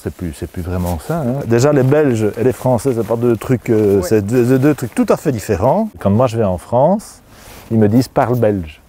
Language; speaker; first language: French; native; French